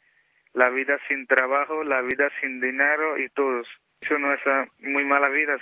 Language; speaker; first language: Spanish; non-native, local second language; Punjabi